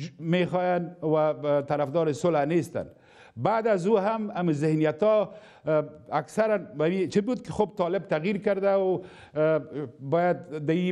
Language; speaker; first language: Persian; non-native, local second language; Pashto